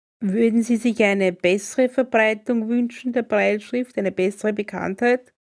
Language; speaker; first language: German; native; German